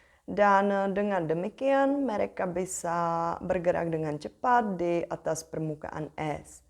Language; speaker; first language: Indonesian; non-native, fluent; Czech